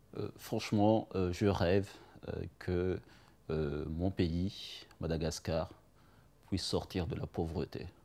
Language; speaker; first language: French; non-native, local second language; Malagasy